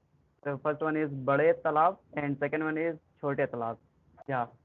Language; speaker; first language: English; non-native, learner; Hindi